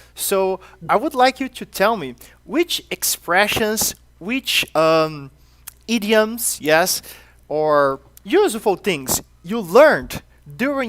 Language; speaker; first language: English; non-native, fluent; Portuguese